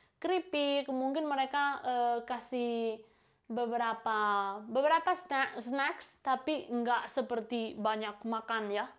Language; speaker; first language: Indonesian; non-native, fluent; Spanish